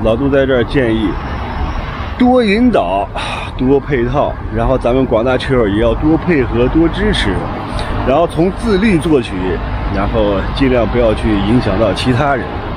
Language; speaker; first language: Chinese; native; Chinese